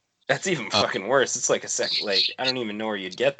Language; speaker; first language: English; native; English